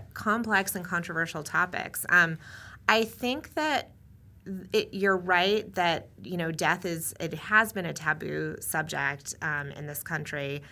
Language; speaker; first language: English; native; English